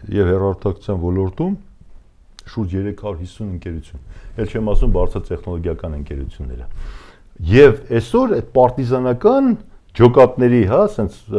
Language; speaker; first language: Armenian; native; Armenian